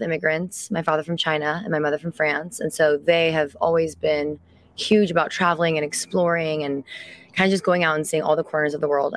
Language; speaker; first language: English; early bilingual, other home language; French